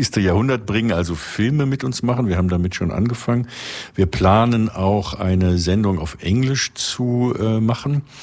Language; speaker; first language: German; native; German